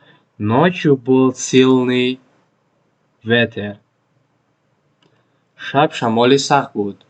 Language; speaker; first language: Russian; non-native, local second language; Tajik